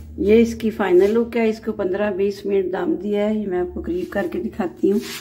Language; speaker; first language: Urdu; native; Urdu